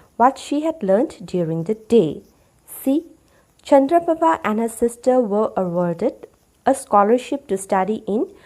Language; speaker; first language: English; non-native, local second language; Assamese